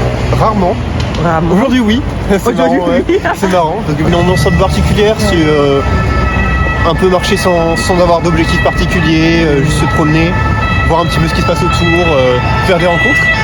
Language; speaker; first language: French; native; French